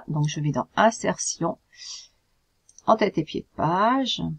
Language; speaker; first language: French; native; French